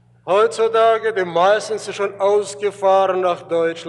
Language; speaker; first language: German; early bilingual, heritage; German